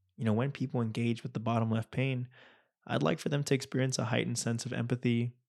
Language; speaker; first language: English; native; English